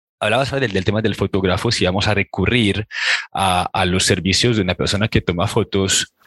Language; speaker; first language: Spanish; native; Spanish